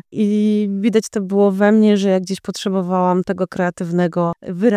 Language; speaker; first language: Polish; native; Polish